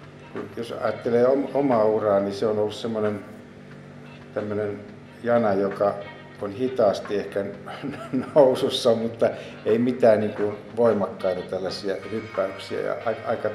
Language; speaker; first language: Finnish; native; Finnish